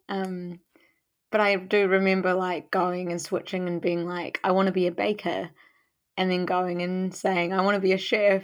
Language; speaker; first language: English; native; English